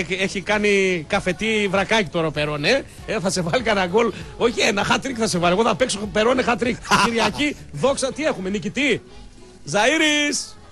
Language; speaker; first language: Greek; native; Greek